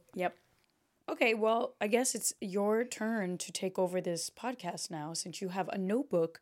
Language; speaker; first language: English; early bilingual, other home language; Portuguese